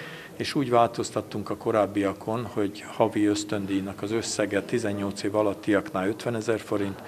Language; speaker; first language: Hungarian; native; Hungarian